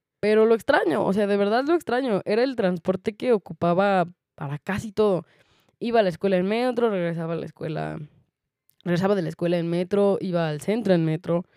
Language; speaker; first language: Spanish; native; Spanish